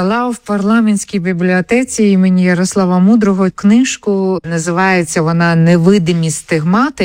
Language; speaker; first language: Ukrainian; native; Ukrainian